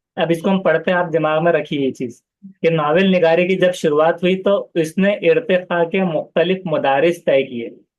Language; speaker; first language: Hindi; non-native, local second language; Urdu